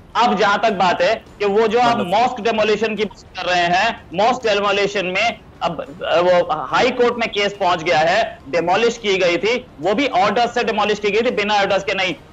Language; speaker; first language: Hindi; native; Hindi